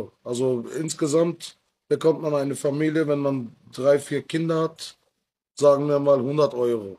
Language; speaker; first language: German; non-native, learner; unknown